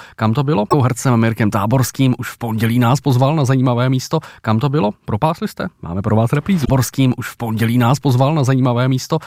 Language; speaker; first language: Czech; native; Czech